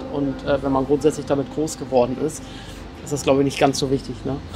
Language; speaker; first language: German; native; German